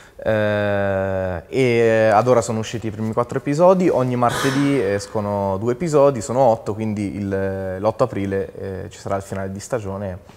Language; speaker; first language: Italian; native; Italian